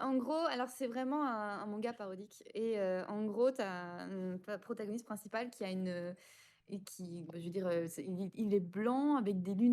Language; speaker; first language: French; native; French